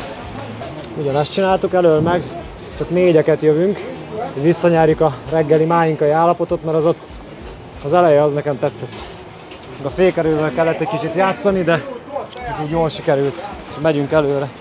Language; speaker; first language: Hungarian; native; Hungarian